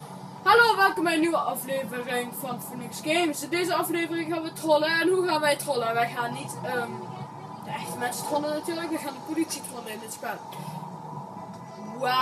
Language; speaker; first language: Dutch; native; Dutch